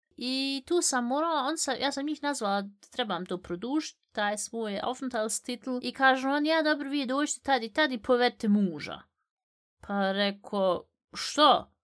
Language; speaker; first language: Bosnian; early bilingual, heritage; Bosnian